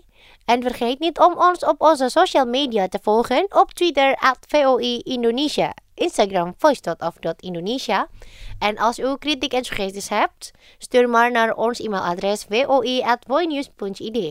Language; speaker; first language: Dutch; non-native, fluent; Indonesian